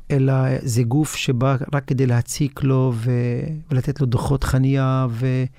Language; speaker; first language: Hebrew; non-native, local second language; Arabic